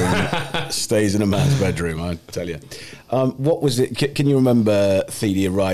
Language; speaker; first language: English; native; English